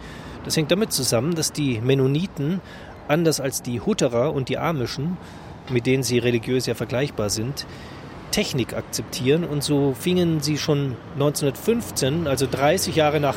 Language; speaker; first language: German; native; German